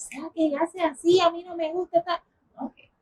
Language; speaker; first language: Spanish; early bilingual, heritage; English